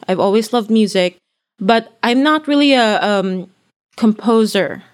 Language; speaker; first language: English; non-native, local second language; Filipino